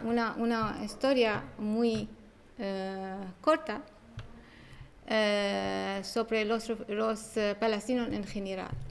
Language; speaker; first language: Spanish; non-native, learner; Arabic